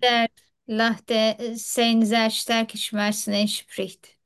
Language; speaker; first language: German; non-native, learner; Turkish